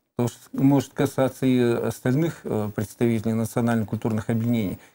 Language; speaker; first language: Russian; native; Russian